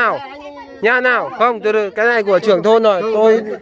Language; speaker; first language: Vietnamese; native; Vietnamese